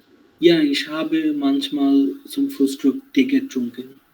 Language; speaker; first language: German; non-native, learner; Bangla